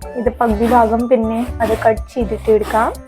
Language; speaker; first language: Malayalam; non-native, learner; Hindi